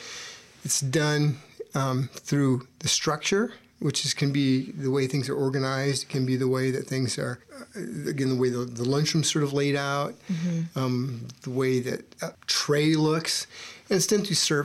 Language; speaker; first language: English; native; English